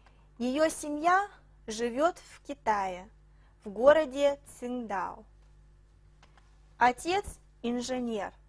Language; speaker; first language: Russian; non-native, fluent; Chinese